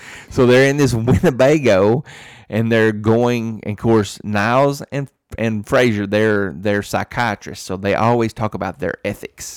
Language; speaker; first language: English; native; English